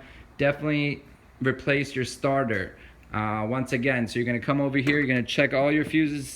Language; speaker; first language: English; native; English